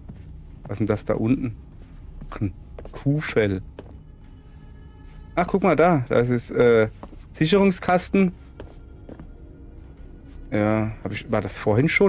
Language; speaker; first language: German; native; German